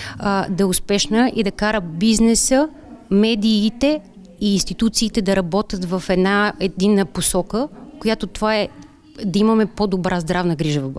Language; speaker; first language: Bulgarian; native; Bulgarian